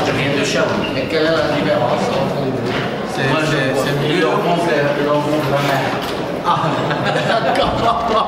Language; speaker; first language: French; non-native, local second language; Arabic